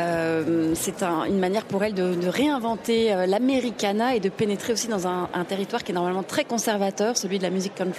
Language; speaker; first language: French; native; French